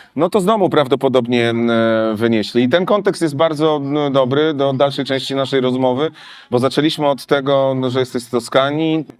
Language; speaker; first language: Polish; native; Polish